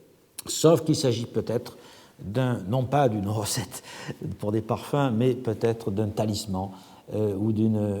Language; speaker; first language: French; native; French